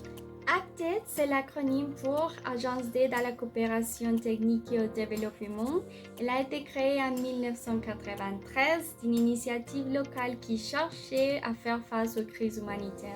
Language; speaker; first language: French; non-native, fluent; Spanish